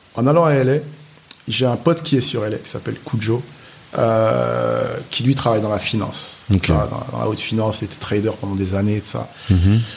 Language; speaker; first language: French; native; French